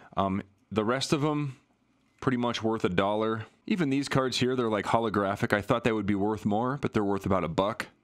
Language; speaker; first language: English; native; English